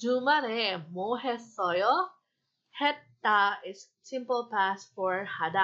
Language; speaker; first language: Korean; non-native, fluent; Filipino